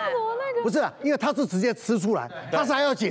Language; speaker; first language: Chinese; native; Chinese